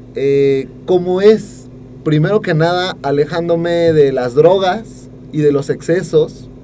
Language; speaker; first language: Spanish; native; Spanish